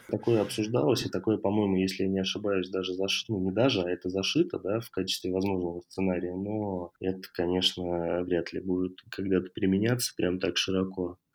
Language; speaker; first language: Russian; native; Russian